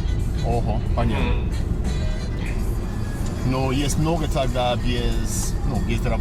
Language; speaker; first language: Russian; non-native, learner; English